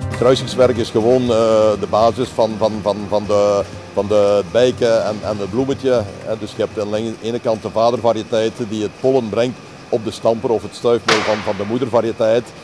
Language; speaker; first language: Dutch; native; Dutch